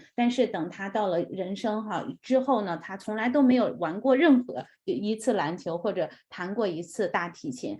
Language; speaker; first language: Chinese; native; Chinese